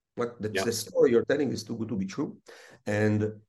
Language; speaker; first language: English; early bilingual, other home language; Hebrew